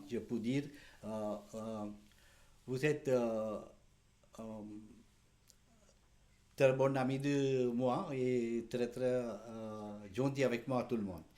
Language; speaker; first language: French; non-native, learner; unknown